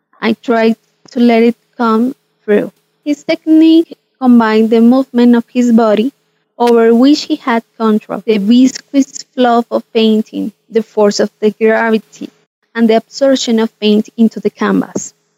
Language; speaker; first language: English; non-native, fluent; Spanish